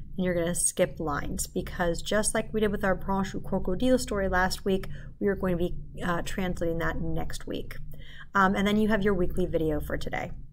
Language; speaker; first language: English; native; English